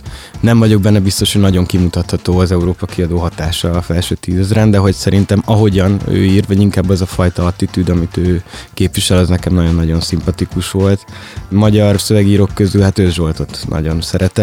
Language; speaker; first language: Hungarian; native; Hungarian